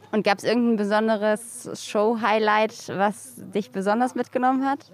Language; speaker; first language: German; native; German